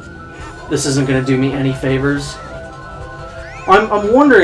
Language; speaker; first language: English; native; English